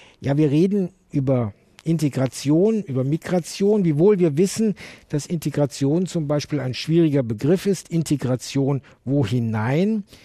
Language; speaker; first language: German; native; German